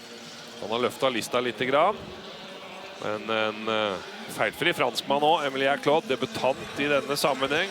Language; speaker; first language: Norwegian; native; Norwegian